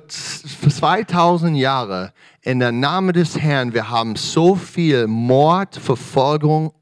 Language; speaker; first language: German; non-native, fluent; English